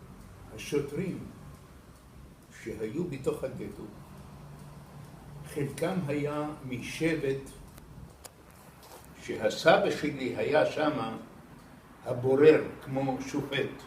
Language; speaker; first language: Hebrew; non-native, fluent; Arabic